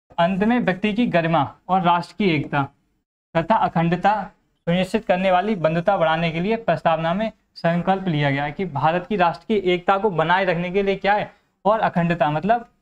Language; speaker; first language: Hindi; native; Hindi